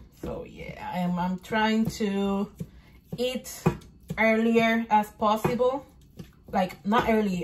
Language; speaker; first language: English; non-native, fluent; Spanish